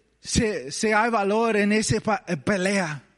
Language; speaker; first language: Spanish; early bilingual, heritage; English